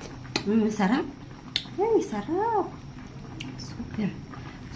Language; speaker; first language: Filipino; native; Filipino